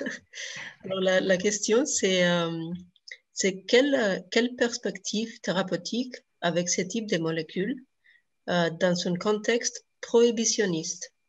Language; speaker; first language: French; non-native, fluent; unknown